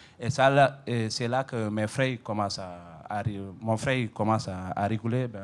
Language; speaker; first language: French; non-native, local second language; Fula